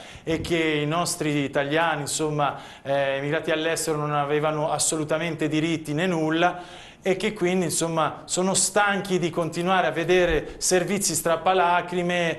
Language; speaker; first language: Italian; native; Italian